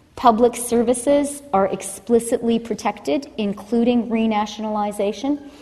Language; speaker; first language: English; native; English